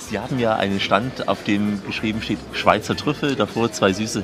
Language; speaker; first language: German; native; German